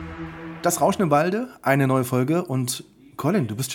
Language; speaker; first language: German; native; German